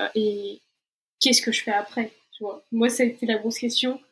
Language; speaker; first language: French; non-native, fluent; Portuguese